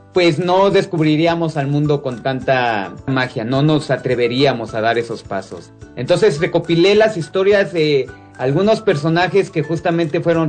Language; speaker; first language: Spanish; native; Spanish